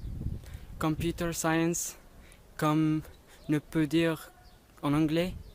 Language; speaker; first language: French; non-native, learner; Arabic